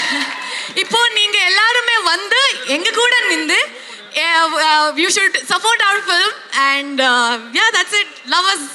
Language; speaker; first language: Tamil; non-native, local second language; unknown